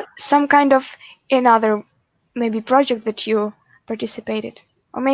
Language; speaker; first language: English; non-native, fluent; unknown